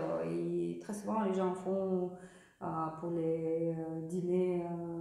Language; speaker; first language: French; non-native, learner; Russian